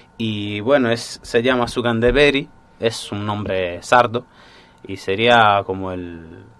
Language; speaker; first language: Spanish; non-native, fluent; Italian